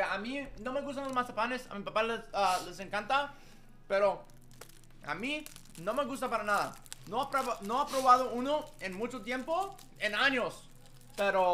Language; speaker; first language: Spanish; early bilingual, heritage; Spanish